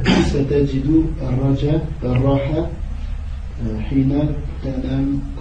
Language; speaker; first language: Arabic; non-native, learner; French